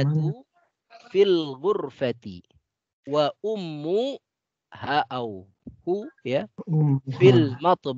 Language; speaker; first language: Arabic; non-native, fluent; Indonesian